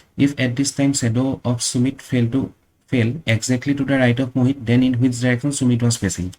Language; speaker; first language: English; non-native, local second language; Assamese